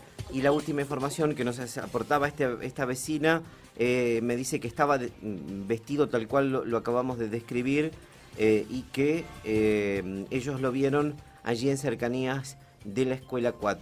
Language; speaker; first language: Spanish; native; Spanish